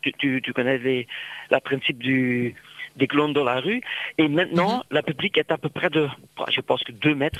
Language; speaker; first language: French; non-native, local second language; Dutch